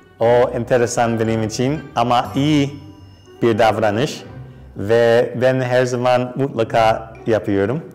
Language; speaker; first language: Turkish; non-native, learner; English